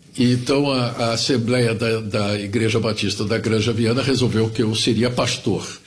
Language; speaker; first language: Portuguese; early bilingual, other home language; German